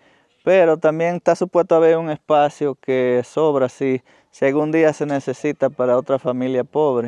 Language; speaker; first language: Spanish; native; Spanish